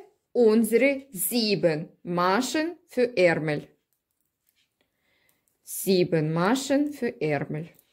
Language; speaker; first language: German; non-native, learner; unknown